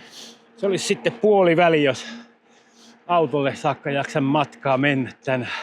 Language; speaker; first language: Finnish; native; Finnish